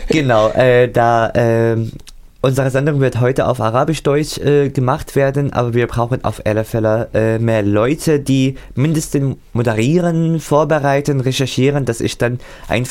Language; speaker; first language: German; non-native, fluent; Arabic